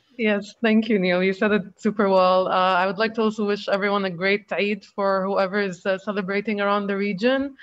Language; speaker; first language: English; non-native, fluent; Arabic